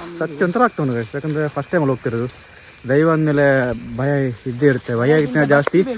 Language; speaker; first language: Kannada; non-native, local second language; Tulu